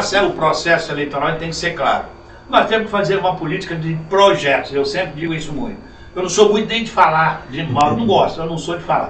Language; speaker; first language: Portuguese; native; Portuguese